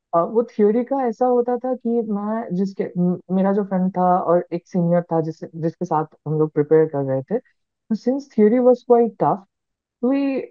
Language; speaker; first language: Hindi; non-native, local second language; Bangla